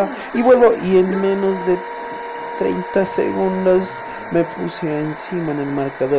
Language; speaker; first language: Spanish; native; Spanish